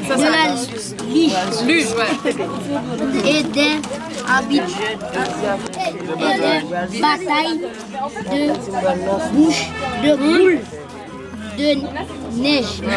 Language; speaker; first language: French; non-native, learner; Haitian Creole